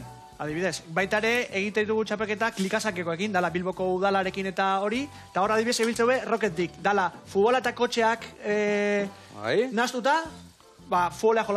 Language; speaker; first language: Basque; native; Basque